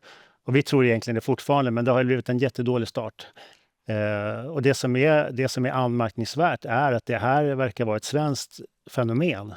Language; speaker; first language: Swedish; native; Swedish